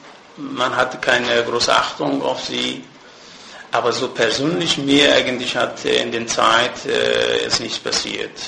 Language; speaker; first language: German; non-native, fluent; Persian